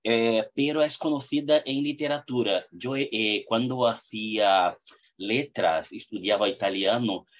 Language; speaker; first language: Spanish; non-native, fluent; Portuguese